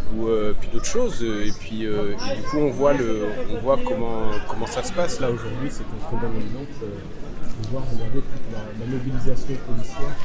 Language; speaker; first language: French; native; French